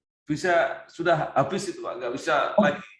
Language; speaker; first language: Indonesian; native; Indonesian